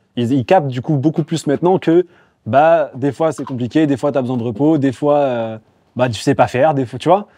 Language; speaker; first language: French; native; French